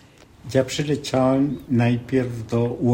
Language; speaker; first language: Polish; non-native, fluent; Spanish